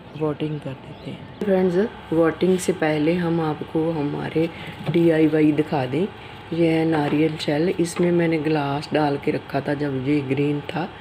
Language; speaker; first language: Hindi; non-native, local second language; Punjabi